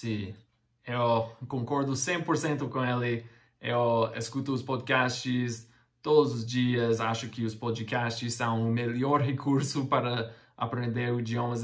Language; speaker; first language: Portuguese; non-native, fluent; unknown